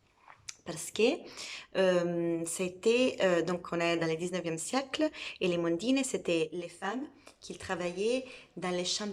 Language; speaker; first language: French; non-native, fluent; Italian